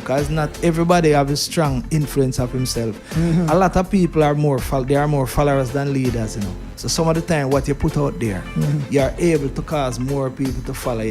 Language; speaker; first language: English; native; English